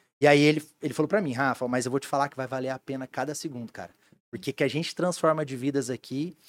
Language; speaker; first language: Portuguese; native; Portuguese